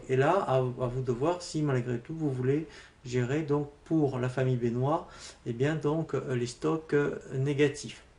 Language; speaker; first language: French; native; French